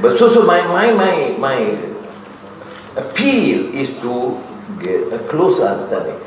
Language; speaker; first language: English; non-native, local second language; Malay